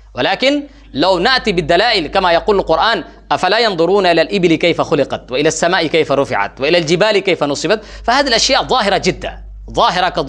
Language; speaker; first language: Arabic; non-native, fluent; Urdu